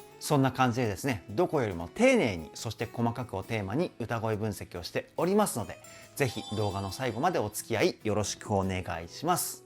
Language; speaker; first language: Japanese; native; Japanese